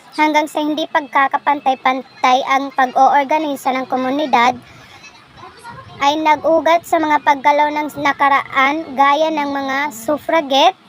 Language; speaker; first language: Filipino; non-native, local second language; Maguindanaon